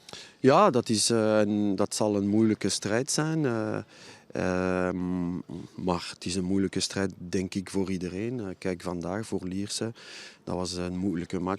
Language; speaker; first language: Dutch; non-native, fluent; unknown